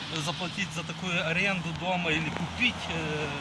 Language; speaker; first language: Russian; non-native, local second language; Ukrainian